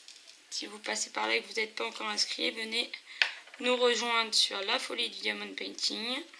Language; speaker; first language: French; native; French